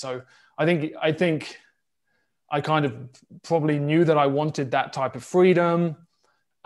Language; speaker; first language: English; native; English